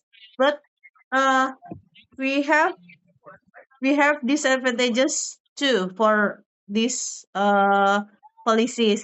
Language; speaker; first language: English; non-native, learner; Indonesian